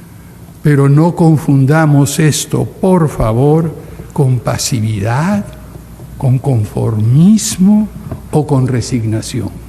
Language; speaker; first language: Spanish; native; Spanish